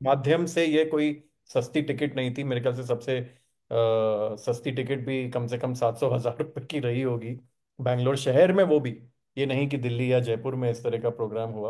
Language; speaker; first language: Hindi; native; Hindi